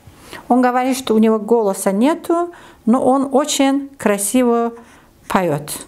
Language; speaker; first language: Russian; non-native, learner; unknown